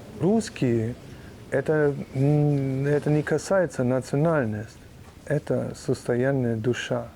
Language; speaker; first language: Russian; non-native, fluent; German